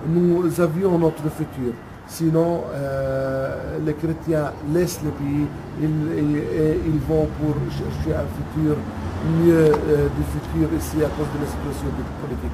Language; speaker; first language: French; non-native, local second language; Arabic